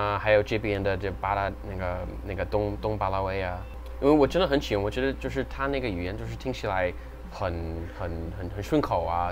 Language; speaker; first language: Chinese; non-native, fluent; English